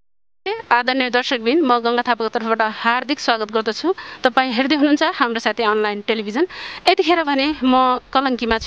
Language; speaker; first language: Nepali; native; Nepali